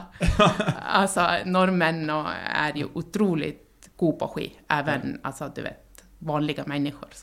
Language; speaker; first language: Norwegian; non-native, fluent; Estonian